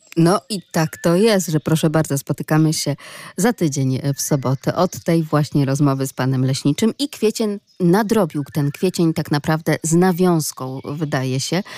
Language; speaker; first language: Polish; native; Polish